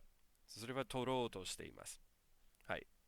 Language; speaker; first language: Japanese; non-native, fluent; English